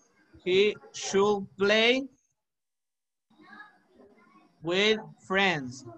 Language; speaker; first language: English; non-native, learner; Spanish